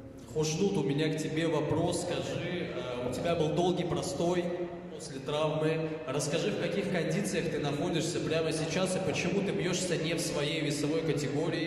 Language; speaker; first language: Russian; native; Russian